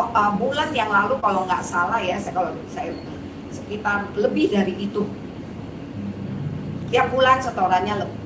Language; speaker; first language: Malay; non-native, local second language; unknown